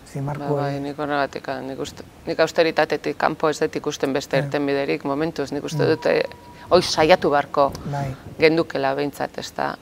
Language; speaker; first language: Basque; native; Basque